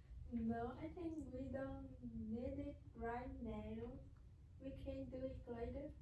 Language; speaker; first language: English; non-native, learner; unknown